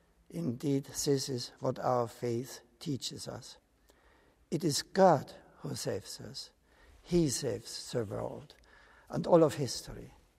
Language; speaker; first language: English; non-native, fluent; German